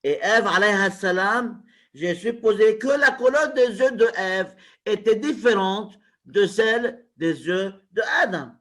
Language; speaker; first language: French; non-native, local second language; Arabic